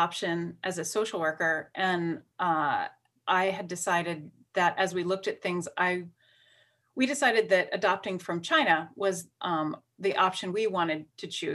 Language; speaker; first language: English; native; English